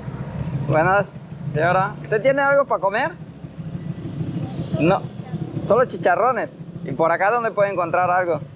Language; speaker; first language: Spanish; non-native, fluent; Portuguese